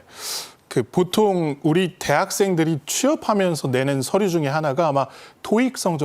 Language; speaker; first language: Korean; native; Korean